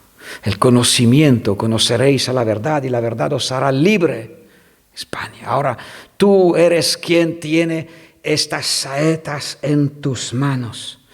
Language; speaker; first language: Spanish; non-native, fluent; French